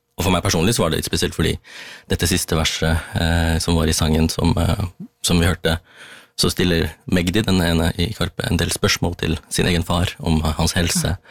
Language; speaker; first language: Norwegian; early bilingual, other home language; Tamil